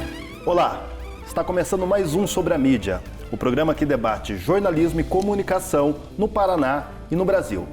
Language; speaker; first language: Portuguese; native; Portuguese